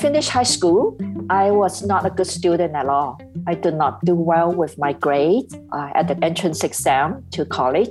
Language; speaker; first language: English; non-native, local second language; Cantonese